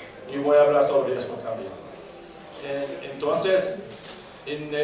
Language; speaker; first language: Spanish; non-native, fluent; English